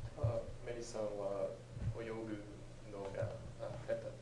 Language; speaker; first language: Japanese; non-native, learner; English